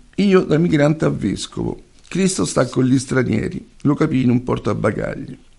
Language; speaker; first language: Italian; native; Italian